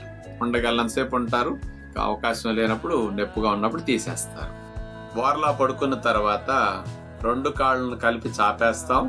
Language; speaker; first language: Telugu; native; Telugu